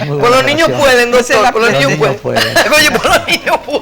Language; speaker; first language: Spanish; native; Spanish